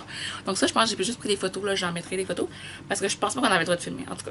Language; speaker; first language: French; native; French